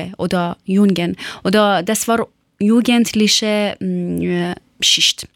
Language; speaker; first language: German; non-native, learner; Persian